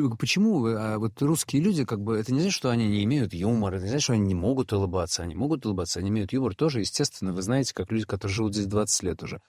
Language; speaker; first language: Russian; native; Russian